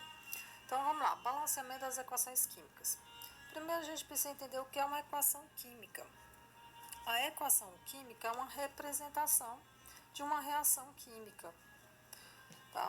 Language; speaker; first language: Portuguese; native; Portuguese